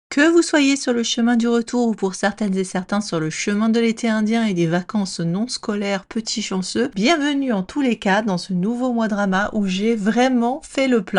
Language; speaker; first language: French; native; French